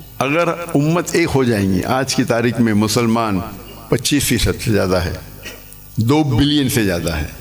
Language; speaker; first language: Urdu; non-native, local second language; English